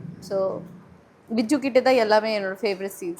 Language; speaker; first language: Tamil; non-native, learner; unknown